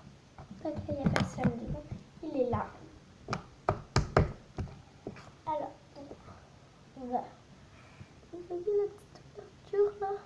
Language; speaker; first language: French; native; French